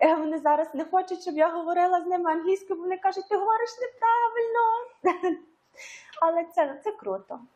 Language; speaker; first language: Ukrainian; native; Ukrainian